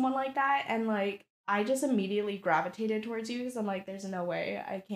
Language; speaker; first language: English; native; English